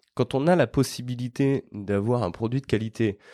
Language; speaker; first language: French; native; French